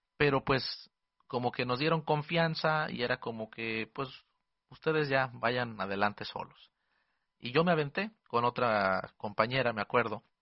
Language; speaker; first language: Spanish; early bilingual, heritage; Spanish